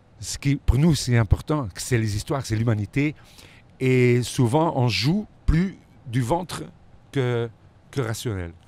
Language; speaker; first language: French; non-native, local second language; Dutch